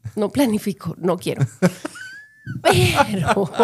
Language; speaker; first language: Spanish; native; Spanish